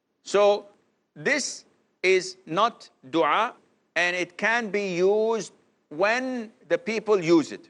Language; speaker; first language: English; non-native, fluent; Arabic